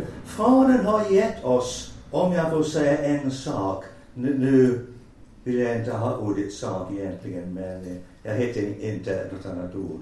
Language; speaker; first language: Swedish; non-native, fluent; English